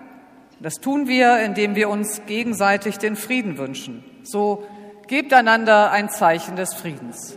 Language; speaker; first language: German; native; German